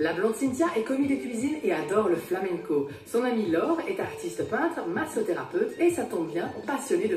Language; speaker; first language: French; native; French